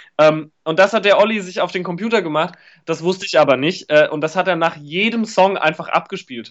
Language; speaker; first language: German; native; German